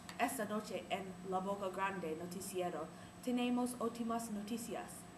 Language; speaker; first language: Spanish; non-native, learner; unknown